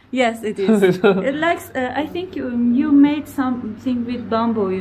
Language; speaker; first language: English; non-native, learner; Persian